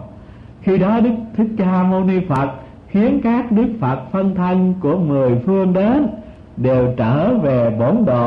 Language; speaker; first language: Vietnamese; native; Vietnamese